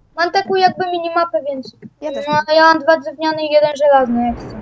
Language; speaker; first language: Polish; native; Polish